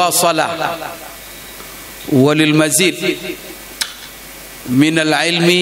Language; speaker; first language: Arabic; non-native, fluent; Indonesian